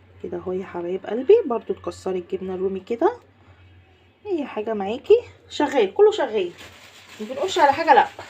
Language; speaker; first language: Arabic; native; Arabic